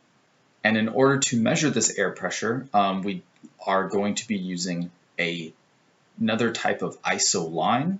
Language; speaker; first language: English; native; English